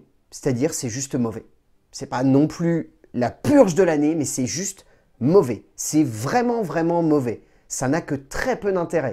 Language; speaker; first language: French; native; French